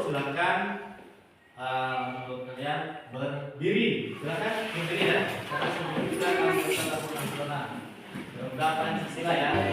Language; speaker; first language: Indonesian; native; Indonesian